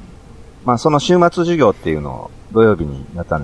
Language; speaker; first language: Japanese; native; Japanese